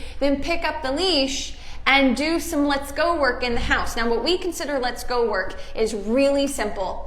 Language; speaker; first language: English; native; English